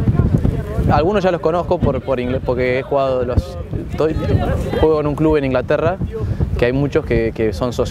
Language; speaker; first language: Spanish; native; Spanish